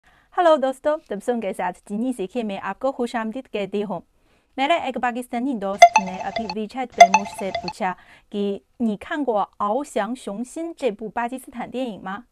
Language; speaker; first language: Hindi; non-native, fluent; Chinese